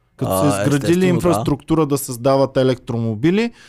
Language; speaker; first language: Bulgarian; native; Bulgarian